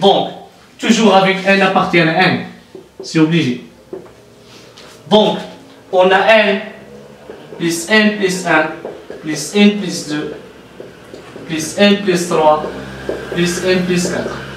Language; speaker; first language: French; non-native, local second language; Arabic